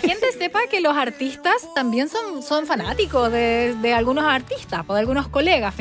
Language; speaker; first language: Spanish; native; Spanish